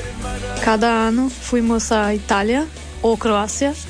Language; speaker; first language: Portuguese; non-native, learner; German